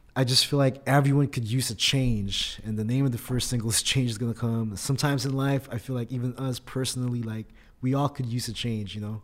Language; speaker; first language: English; early bilingual, other home language; Filipino